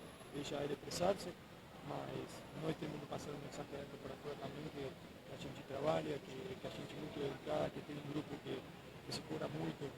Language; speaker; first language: Portuguese; non-native, fluent; Spanish